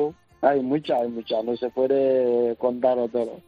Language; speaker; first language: Spanish; non-native, learner; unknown